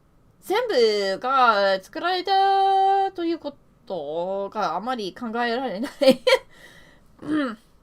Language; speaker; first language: Japanese; non-native, learner; English